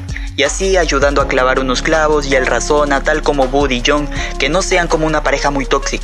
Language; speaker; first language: Spanish; native; Spanish